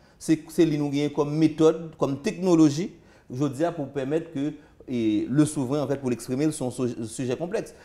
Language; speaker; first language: French; non-native, local second language; Haitian Creole